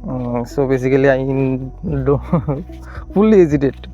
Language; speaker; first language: English; non-native, learner; Hindi